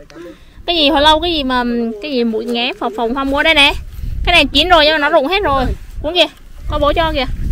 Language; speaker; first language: Vietnamese; native; Vietnamese